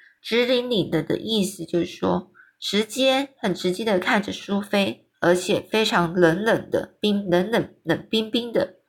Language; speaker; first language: Chinese; native; Chinese